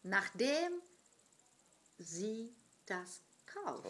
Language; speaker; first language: German; non-native, fluent; Greek